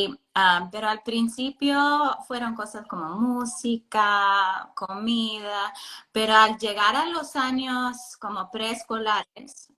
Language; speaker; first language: Spanish; non-native, fluent; English